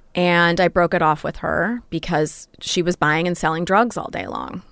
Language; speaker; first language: English; native; English